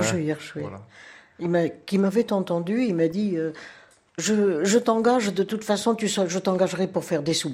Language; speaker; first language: French; native; French